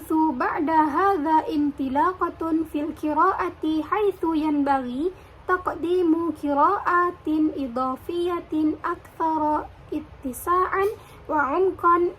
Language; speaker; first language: Arabic; non-native, learner; Indonesian